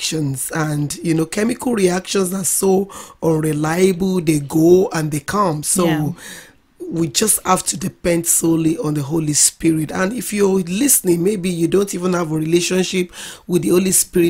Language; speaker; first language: English; non-native, local second language; Yoruba